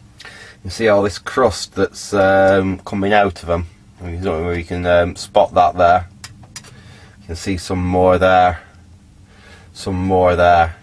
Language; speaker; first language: English; native; English